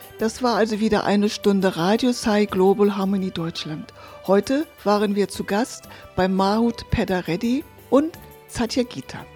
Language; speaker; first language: German; native; German